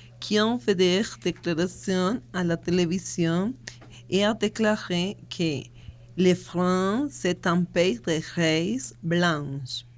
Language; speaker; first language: French; non-native, learner; Spanish